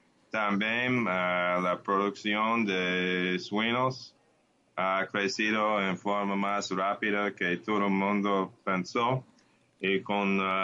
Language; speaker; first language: Portuguese; non-native, learner; Spanish